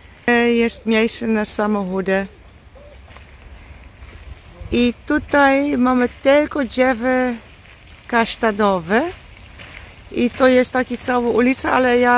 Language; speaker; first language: Polish; non-native, learner; Dutch